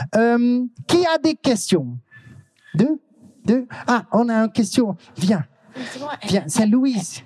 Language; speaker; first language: French; non-native, learner; Dutch